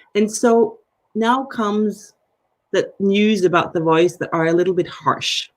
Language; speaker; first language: English; non-native, fluent; Danish